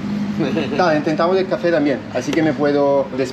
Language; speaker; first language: Spanish; non-native, learner; Italian